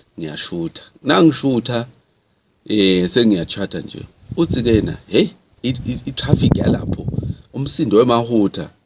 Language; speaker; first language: Zulu; non-native, local second language; Swati